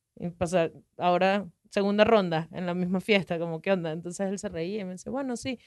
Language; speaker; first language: Spanish; native; Spanish